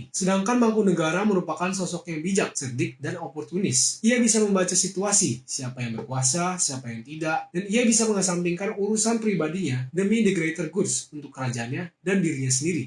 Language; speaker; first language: Indonesian; native; Indonesian